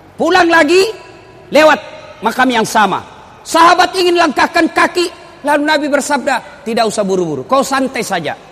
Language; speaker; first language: Indonesian; non-native, local second language; Buginese